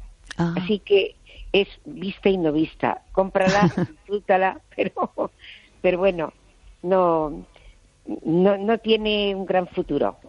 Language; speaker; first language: Spanish; native; Spanish